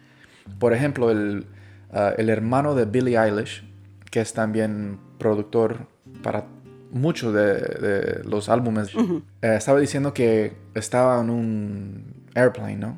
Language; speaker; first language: Spanish; early bilingual, heritage; Spanish